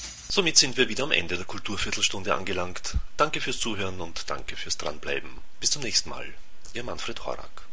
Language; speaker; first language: German; native; German